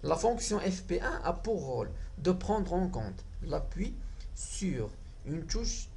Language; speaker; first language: French; non-native, local second language; Arabic